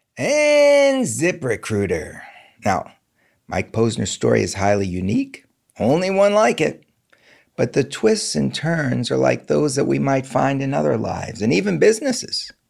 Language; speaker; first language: English; native; English